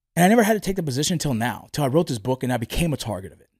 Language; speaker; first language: English; early bilingual, other home language; Spanish